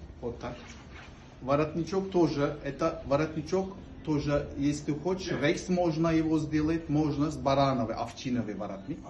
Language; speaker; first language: Russian; non-native, learner; Turkish